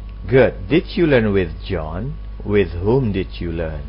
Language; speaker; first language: English; non-native, fluent; Indonesian